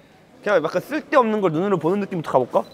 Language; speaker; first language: Korean; native; Korean